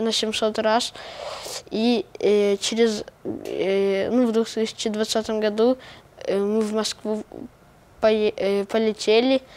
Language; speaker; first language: Russian; non-native, local second language; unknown